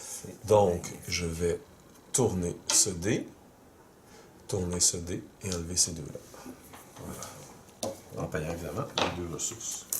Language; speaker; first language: French; native; French